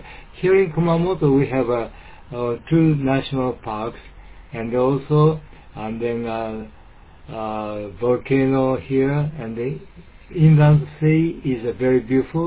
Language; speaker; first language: English; non-native, learner; Japanese